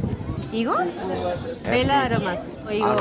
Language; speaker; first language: Korean; non-native, learner; Spanish